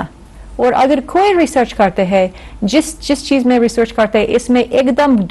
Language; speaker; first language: Hindi; non-native, learner; English